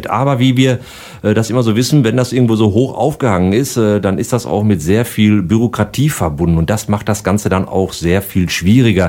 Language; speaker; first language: German; native; German